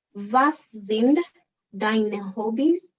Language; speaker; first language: German; non-native, learner; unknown